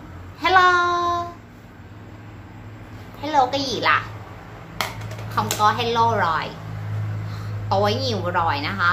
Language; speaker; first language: Vietnamese; non-native, learner; Thai